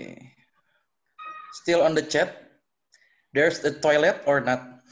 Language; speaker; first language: English; non-native, learner; Indonesian